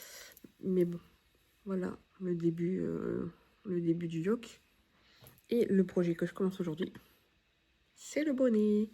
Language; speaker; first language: French; native; French